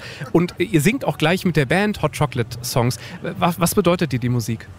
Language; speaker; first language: German; native; German